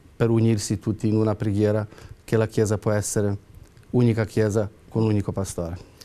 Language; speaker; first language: Italian; non-native, fluent; Ukrainian